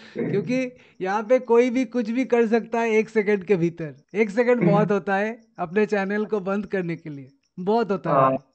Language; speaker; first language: Hindi; non-native, local second language; Bangla